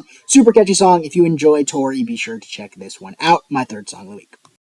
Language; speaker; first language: English; native; English